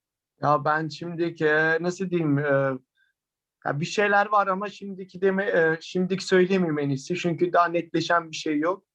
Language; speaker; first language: Turkish; early bilingual, heritage; Turkish